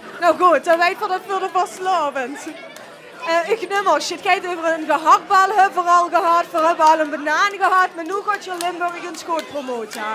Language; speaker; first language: Dutch; native; Dutch